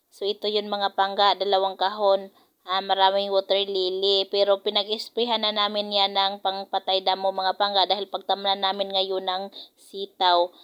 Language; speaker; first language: Filipino; non-native, local second language; Cebuano